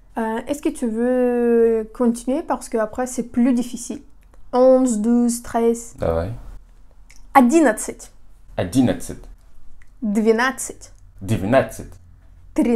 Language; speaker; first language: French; non-native, fluent; Russian